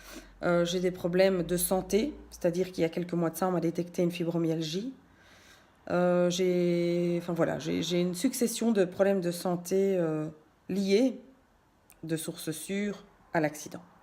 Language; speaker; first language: French; native; French